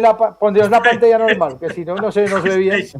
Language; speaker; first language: Spanish; native; Spanish